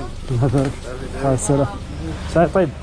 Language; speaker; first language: Arabic; native; Arabic